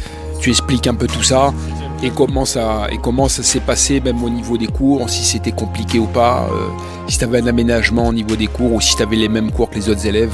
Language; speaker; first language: French; native; French